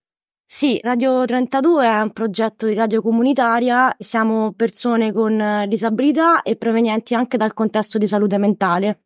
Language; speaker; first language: Italian; native; Italian